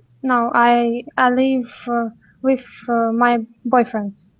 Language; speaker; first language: English; non-native, learner; Russian